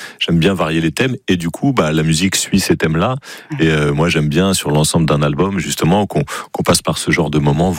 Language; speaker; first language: French; native; French